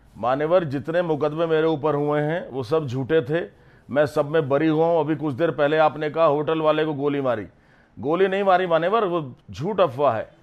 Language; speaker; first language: Hindi; native; Hindi